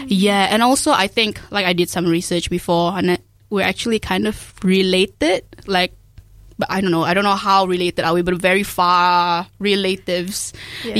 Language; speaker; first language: English; non-native, local second language; Malay